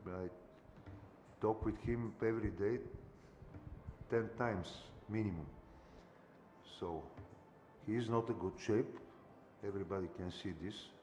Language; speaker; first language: English; non-native, fluent; Bulgarian